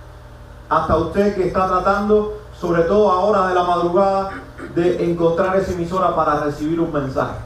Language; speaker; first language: Spanish; native; Spanish